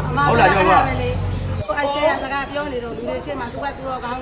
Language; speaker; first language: Burmese; native; Burmese